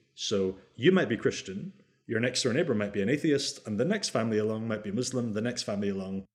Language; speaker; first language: English; native; English